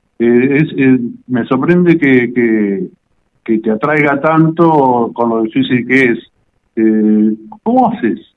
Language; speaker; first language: Spanish; native; Spanish